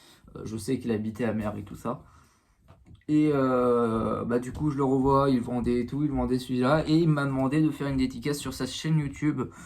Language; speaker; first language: French; native; French